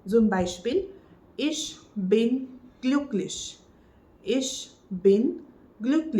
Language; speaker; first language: German; non-native, learner; Marathi